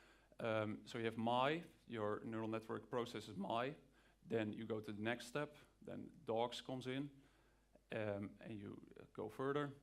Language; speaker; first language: English; non-native, fluent; Dutch